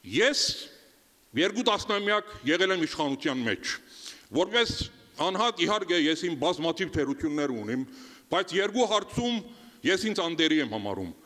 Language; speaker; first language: Armenian; early bilingual, heritage; Armenian